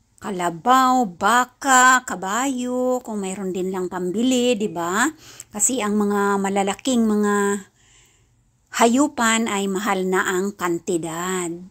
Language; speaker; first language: Filipino; non-native, local second language; Kinaray-a